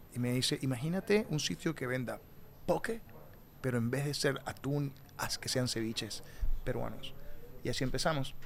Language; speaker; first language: Spanish; native; Spanish